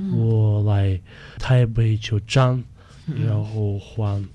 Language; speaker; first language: Chinese; non-native, fluent; Russian